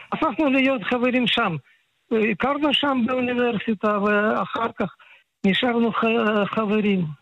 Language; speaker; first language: Hebrew; non-native, fluent; Russian